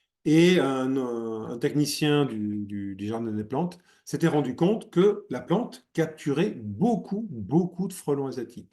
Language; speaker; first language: French; native; French